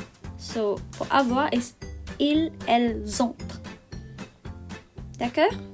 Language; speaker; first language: French; non-native, learner; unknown